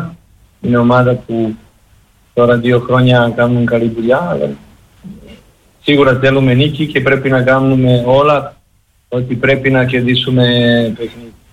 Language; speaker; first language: Greek; non-native, fluent; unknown